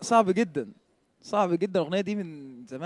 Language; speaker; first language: Arabic; native; Arabic